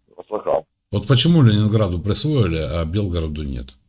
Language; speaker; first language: Russian; native; Russian